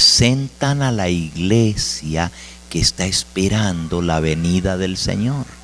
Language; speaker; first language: Spanish; native; Spanish